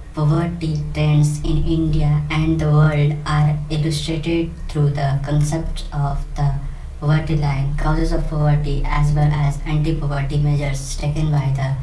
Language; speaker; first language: English; non-native, local second language; Hindi